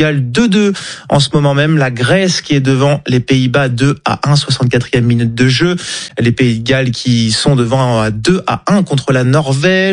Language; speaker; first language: French; native; French